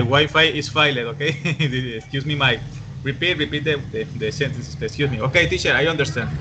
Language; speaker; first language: English; non-native, learner; Spanish